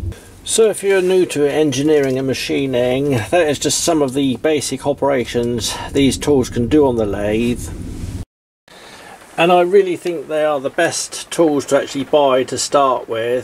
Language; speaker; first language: English; native; English